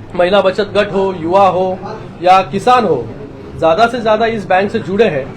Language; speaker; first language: Hindi; non-native, local second language; Marathi